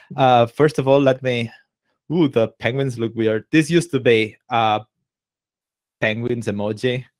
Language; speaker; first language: English; non-native, fluent; Catalan